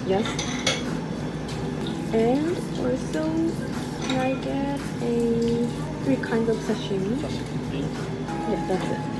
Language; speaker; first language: English; non-native, learner; Korean